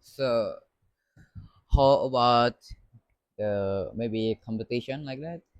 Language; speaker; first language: English; non-native, learner; Indonesian